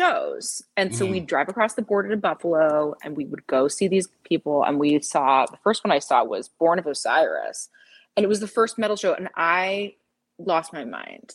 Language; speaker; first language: English; native; English